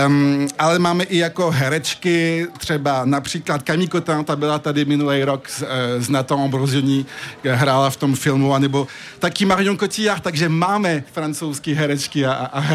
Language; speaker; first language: Czech; early bilingual, heritage; French